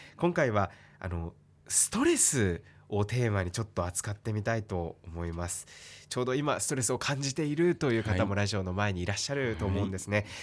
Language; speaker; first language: Japanese; native; Japanese